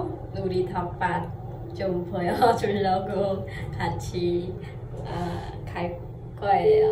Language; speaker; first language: Korean; non-native, learner; Khmer